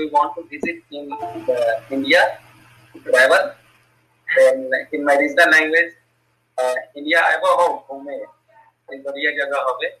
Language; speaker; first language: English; non-native, learner; Hindi